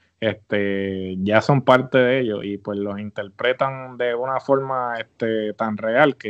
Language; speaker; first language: Spanish; native; Spanish